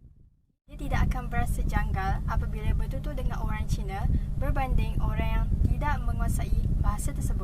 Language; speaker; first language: Malay; native; Malay